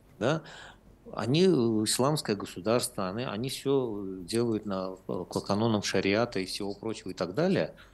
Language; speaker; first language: Russian; non-native, local second language; Azerbaijani